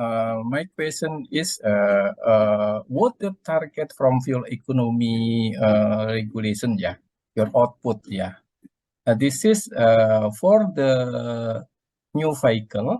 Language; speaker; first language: English; non-native, learner; Indonesian